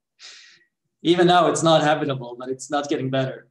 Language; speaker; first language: English; non-native, fluent; Swedish